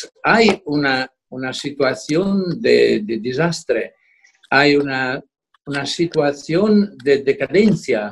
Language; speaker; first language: Spanish; non-native, fluent; Italian